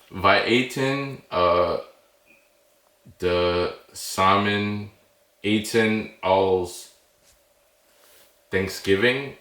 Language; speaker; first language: Dutch; non-native, learner; English